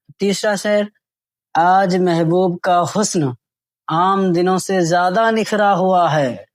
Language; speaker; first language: Urdu; native; Urdu